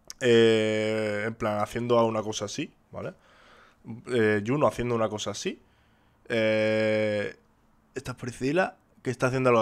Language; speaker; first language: Spanish; native; Spanish